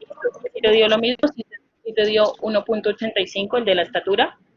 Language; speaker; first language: Spanish; native; Spanish